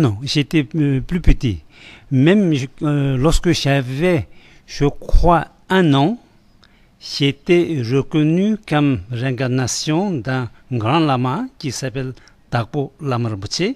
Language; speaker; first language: French; non-native, fluent; Tibetan